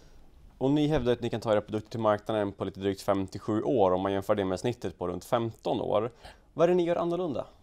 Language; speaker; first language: Swedish; native; Swedish